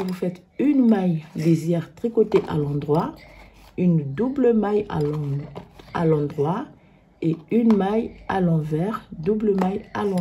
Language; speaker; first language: French; native; French